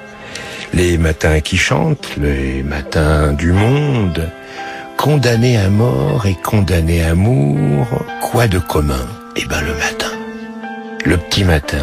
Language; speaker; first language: French; native; French